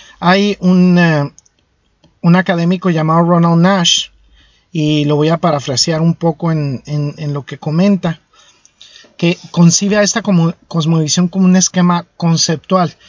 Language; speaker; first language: Spanish; native; Spanish